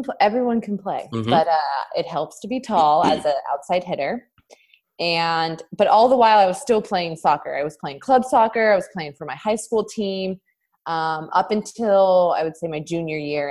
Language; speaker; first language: English; native; English